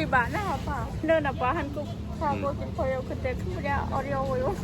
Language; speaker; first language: Korean; non-native, learner; Khmer